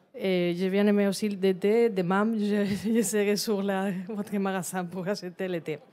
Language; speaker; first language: French; non-native, learner; Spanish